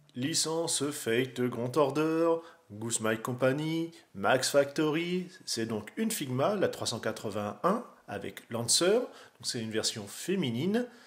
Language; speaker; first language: French; native; French